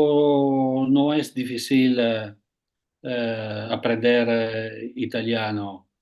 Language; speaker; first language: Spanish; non-native, fluent; Italian